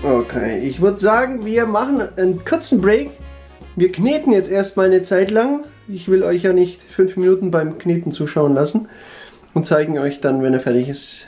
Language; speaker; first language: German; native; German